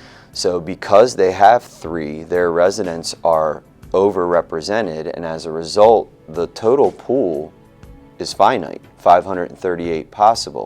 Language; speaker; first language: English; native; English